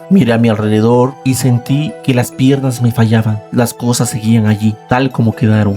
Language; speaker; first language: Spanish; native; Spanish